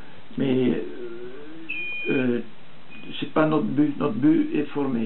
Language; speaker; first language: French; non-native, fluent; Dutch